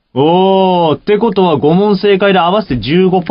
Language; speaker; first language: Japanese; native; Japanese